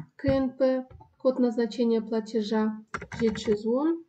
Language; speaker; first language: Russian; non-native, local second language; Kazakh